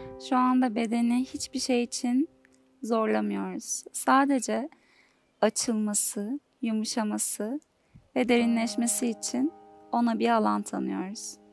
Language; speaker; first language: Turkish; native; Turkish